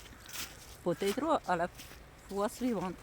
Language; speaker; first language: French; non-native, learner; Russian